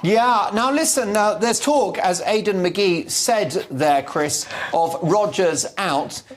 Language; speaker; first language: English; native; English